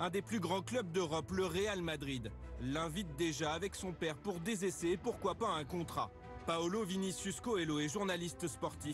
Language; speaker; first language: French; native; French